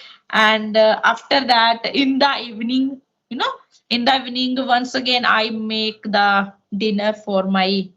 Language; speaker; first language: English; non-native, local second language; Hindi